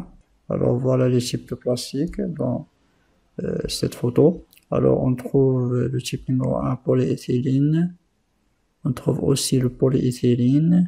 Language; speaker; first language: French; non-native, local second language; Arabic